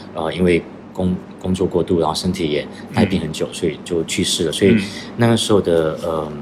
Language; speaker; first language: Chinese; native; Chinese